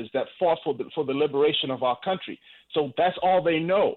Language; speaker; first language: English; non-native, local second language; Shona